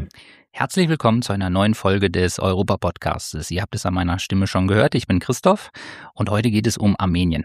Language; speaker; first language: German; native; German